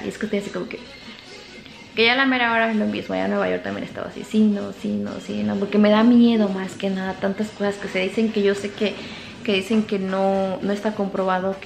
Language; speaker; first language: Spanish; native; Spanish